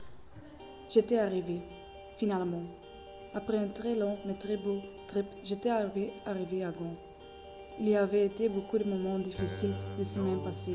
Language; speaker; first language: French; non-native, learner; Dutch